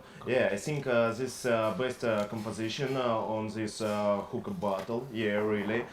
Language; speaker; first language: English; non-native, learner; Russian